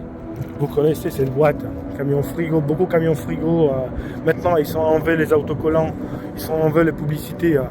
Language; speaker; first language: French; non-native, fluent; Polish